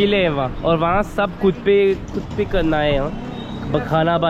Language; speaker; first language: Hindi; non-native, learner; French